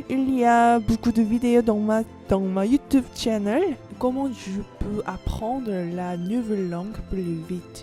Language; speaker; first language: French; non-native, learner; Korean